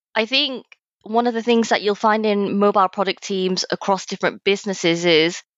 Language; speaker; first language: English; native; English